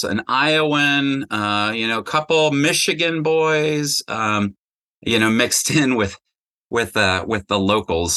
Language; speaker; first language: English; native; English